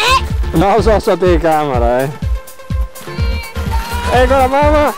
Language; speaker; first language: Italian; native; Italian